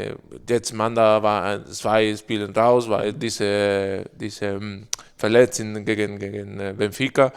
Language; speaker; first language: German; non-native, learner; Spanish